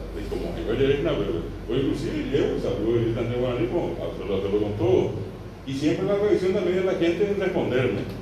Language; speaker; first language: Spanish; non-native, local second language; Guarani